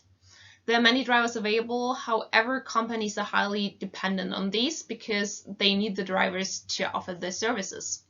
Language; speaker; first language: English; non-native, fluent; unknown